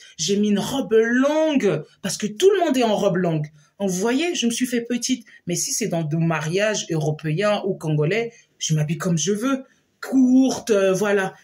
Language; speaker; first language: French; non-native, local second language; Lingala